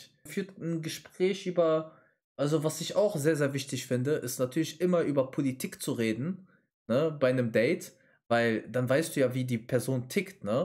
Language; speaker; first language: German; native; German